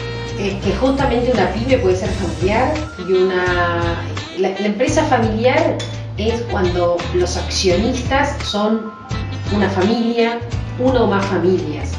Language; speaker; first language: Spanish; native; Spanish